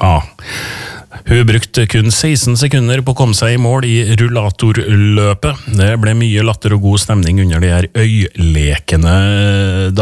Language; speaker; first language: Norwegian; native; Norwegian